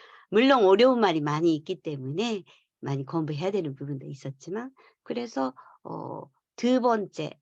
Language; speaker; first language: Korean; non-native, fluent; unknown